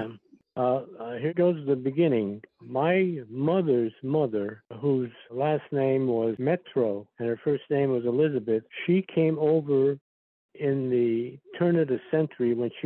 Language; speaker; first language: English; early bilingual, other home language; Slovak